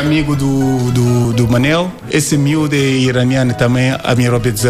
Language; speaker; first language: Portuguese; non-native, learner; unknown